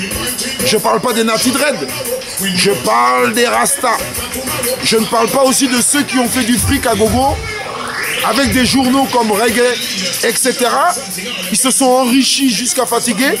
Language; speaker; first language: French; native; French